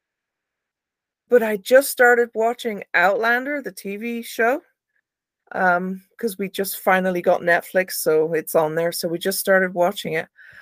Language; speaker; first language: English; native; English